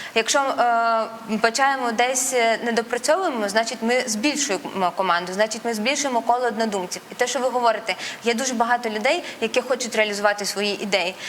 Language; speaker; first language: Ukrainian; non-native, local second language; Russian